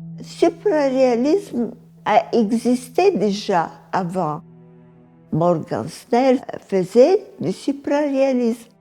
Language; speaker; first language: French; non-native, fluent; Bulgarian